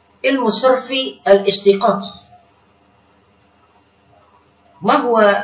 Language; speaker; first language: Arabic; non-native, fluent; Indonesian